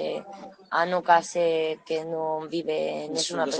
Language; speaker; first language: Italian; non-native, learner; Spanish